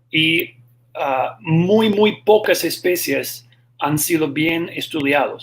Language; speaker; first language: Spanish; non-native, fluent; English